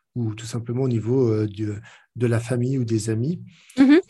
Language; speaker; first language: French; native; French